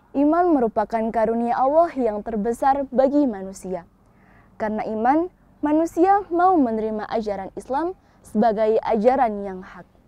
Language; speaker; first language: Indonesian; native; Indonesian